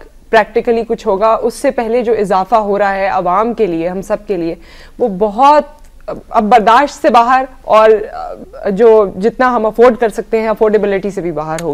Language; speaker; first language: Urdu; native; Urdu